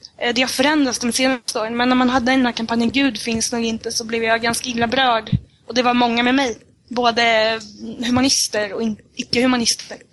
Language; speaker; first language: Swedish; native; Swedish